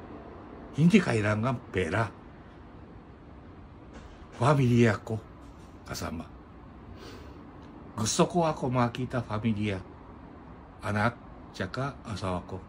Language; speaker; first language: Filipino; non-native, learner; Japanese